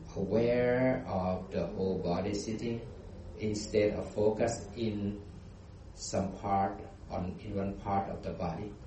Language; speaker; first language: English; non-native, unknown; Thai